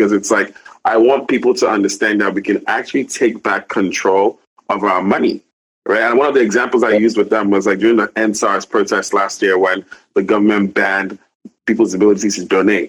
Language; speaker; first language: English; non-native, local second language; Igbo